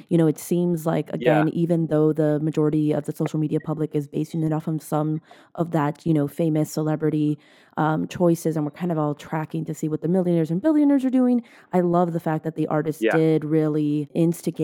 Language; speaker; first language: English; native; English